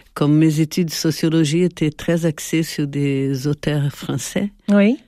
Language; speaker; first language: French; non-native, fluent; Portuguese